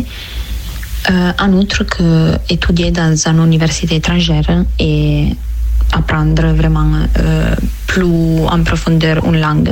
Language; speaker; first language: French; non-native, fluent; Italian